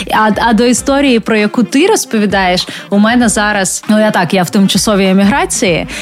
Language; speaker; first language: Ukrainian; non-native, local second language; Russian